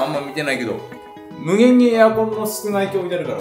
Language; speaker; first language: Japanese; native; Japanese